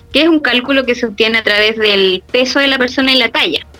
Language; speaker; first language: Spanish; native; Spanish